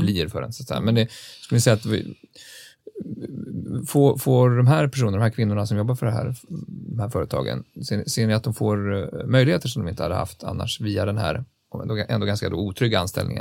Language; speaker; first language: Swedish; native; Swedish